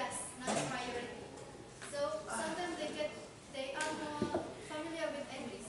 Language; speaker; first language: English; non-native, fluent; Indonesian